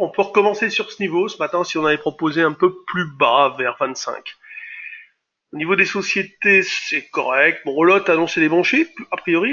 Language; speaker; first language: French; native; French